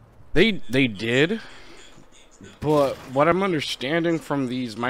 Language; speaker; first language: English; native; English